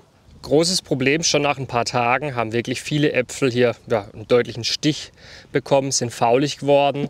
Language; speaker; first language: German; native; German